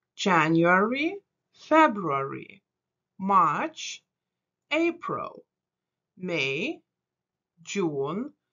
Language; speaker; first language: English; non-native, fluent; Lithuanian